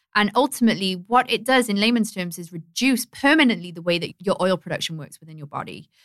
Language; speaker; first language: English; native; English